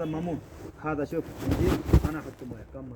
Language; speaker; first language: Arabic; non-native, learner; Urdu